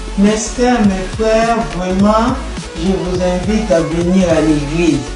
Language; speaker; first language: French; non-native, local second language; Lingala